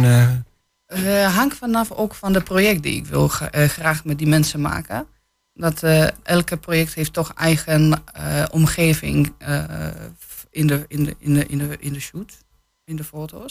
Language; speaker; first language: Dutch; non-native, fluent; Polish